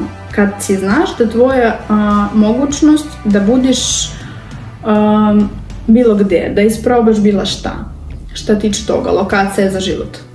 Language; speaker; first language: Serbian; non-native, learner; Russian